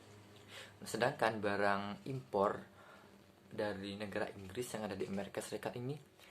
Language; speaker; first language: Indonesian; native; Indonesian